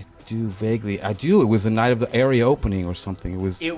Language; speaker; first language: English; native; English